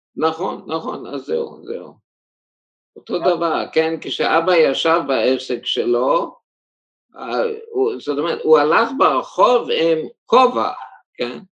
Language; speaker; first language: Hebrew; early bilingual, heritage; German